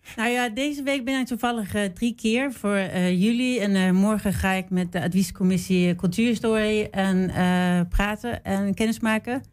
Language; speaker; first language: Dutch; non-native, fluent; Danish